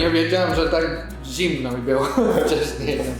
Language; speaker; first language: Polish; non-native, learner; Spanish